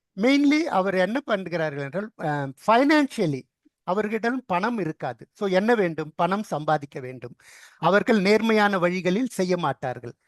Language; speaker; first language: Tamil; non-native, local second language; Telugu